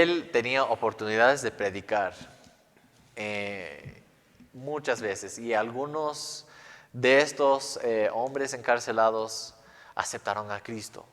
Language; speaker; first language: Spanish; non-native, fluent; English